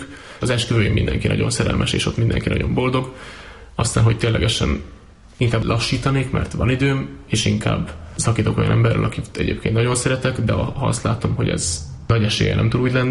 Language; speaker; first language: Hungarian; native; Hungarian